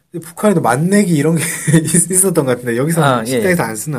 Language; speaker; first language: Korean; native; Korean